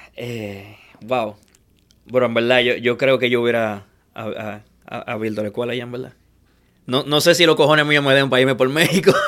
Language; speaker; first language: Spanish; native; Spanish